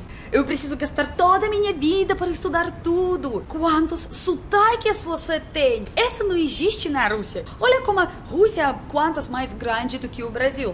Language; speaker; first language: Portuguese; non-native, learner; Russian